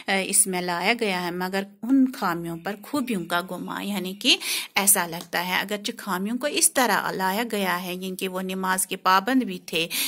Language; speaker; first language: Urdu; non-native, local second language; Kashmiri